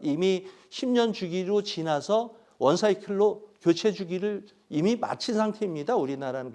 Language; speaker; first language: Korean; native; Korean